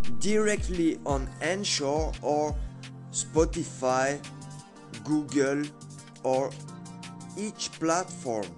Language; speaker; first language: English; non-native, learner; French